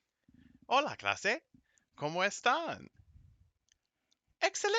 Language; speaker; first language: Spanish; non-native, fluent; English